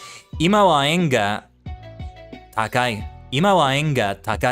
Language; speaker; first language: Japanese; non-native, learner; English